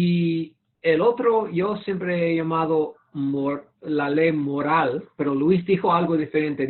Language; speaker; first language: Spanish; non-native, fluent; English